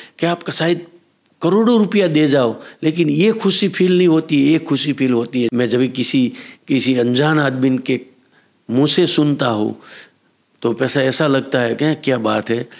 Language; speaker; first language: Hindi; non-native, local second language; Gujarati